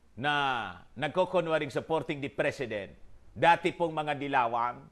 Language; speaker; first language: Filipino; non-native, local second language; Bikol